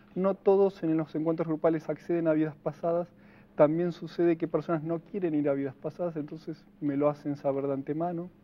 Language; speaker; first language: Spanish; native; Spanish